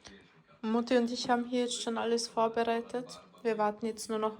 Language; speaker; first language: German; early bilingual, other home language; Bosnian